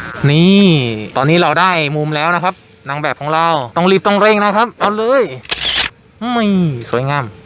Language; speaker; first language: Thai; native; Thai